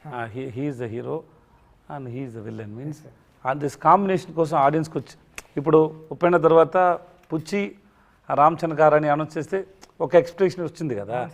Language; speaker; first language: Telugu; non-native, learner; Tamil